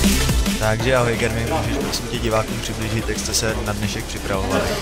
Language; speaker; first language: Czech; native; Czech